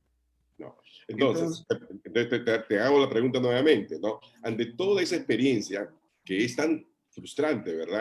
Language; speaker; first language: Spanish; native; Spanish